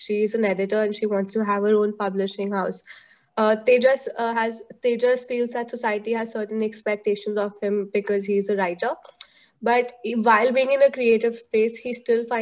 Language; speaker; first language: English; non-native, local second language; Hindi